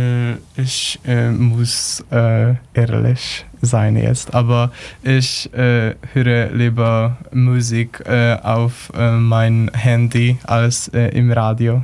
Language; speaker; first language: German; non-native, learner; Polish